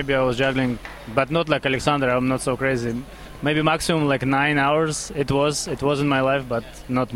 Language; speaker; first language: English; non-native, learner; Russian